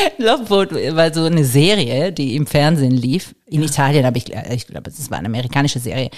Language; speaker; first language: German; non-native, fluent; Italian